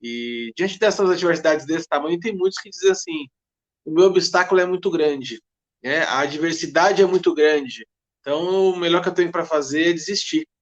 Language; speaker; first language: Portuguese; native; Portuguese